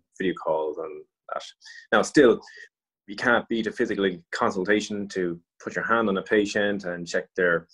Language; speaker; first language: English; native; English